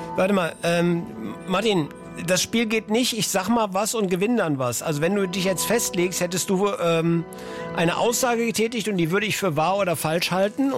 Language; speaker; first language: German; native; German